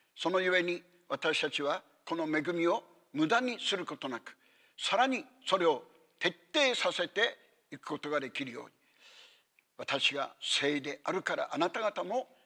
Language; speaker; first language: Japanese; native; Japanese